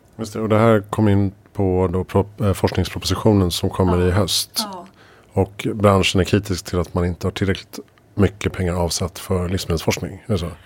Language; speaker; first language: Swedish; native; Swedish